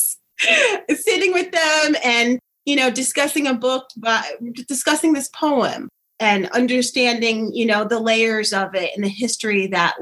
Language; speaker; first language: English; native; English